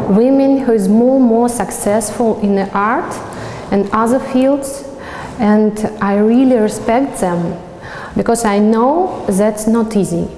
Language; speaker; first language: English; non-native, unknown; Russian